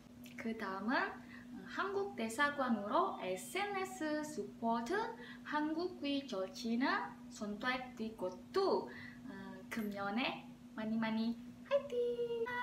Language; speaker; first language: Korean; non-native, learner; Indonesian